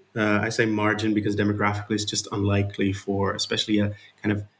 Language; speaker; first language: English; non-native, fluent; Dutch